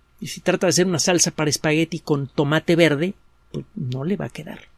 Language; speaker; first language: Spanish; native; Spanish